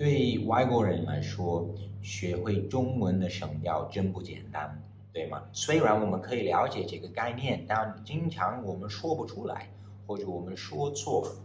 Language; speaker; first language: Chinese; non-native, fluent; English